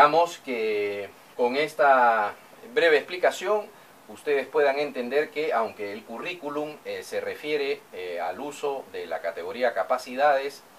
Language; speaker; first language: Spanish; native; Spanish